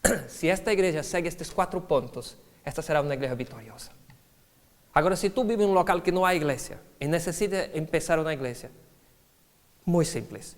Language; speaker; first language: Spanish; non-native, fluent; Portuguese